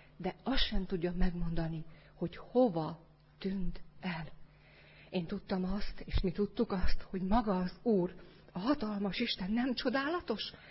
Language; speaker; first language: Hungarian; native; Hungarian